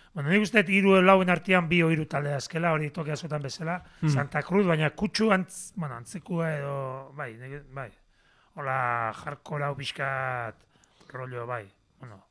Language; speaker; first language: Basque; native; Basque